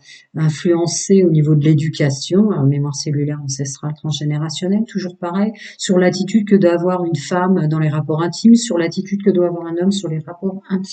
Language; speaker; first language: French; native; French